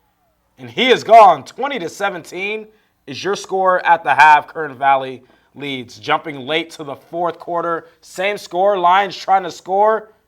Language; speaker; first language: English; native; English